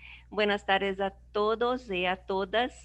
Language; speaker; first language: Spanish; non-native, learner; Portuguese